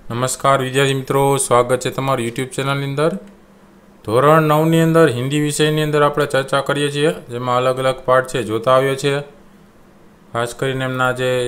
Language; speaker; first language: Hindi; non-native, local second language; Gujarati